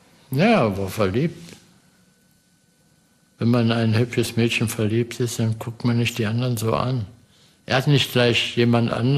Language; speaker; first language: German; early bilingual, heritage; German